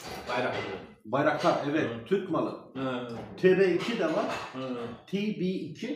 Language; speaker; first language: Turkish; non-native, fluent; Kyrgyz